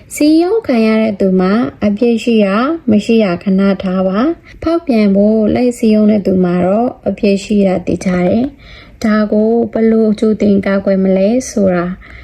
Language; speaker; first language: Burmese; non-native, local second language; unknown